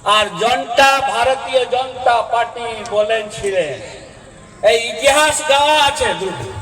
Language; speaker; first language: Bangla; non-native, local second language; Hindi